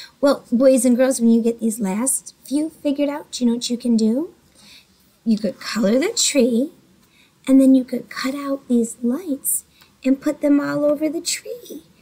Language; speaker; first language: English; native; English